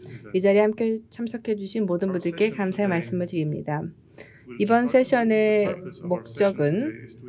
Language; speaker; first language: Korean; native; Korean